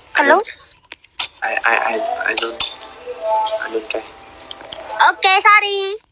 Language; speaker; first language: English; non-native, learner; Vietnamese